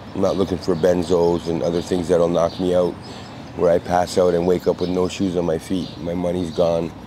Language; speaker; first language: English; native; English